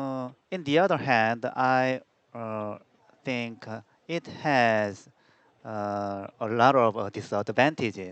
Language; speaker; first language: English; non-native, learner; Korean